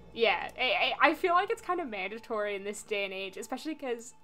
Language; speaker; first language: English; native; English